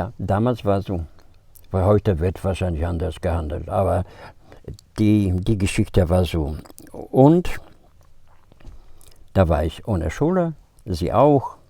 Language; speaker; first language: German; non-native, fluent; Polish